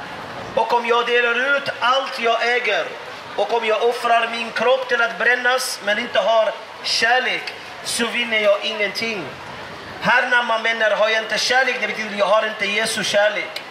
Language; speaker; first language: Swedish; non-native, fluent; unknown